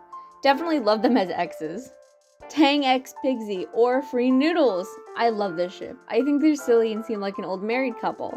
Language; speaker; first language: English; native; English